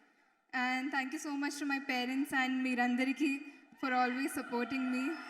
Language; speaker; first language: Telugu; non-native, fluent; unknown